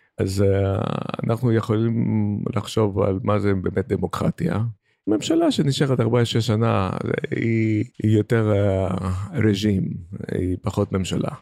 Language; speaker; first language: Hebrew; non-native, fluent; Greek